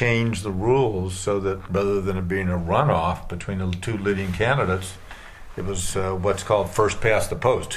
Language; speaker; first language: English; native; English